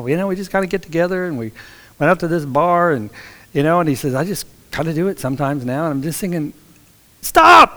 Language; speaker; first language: English; native; English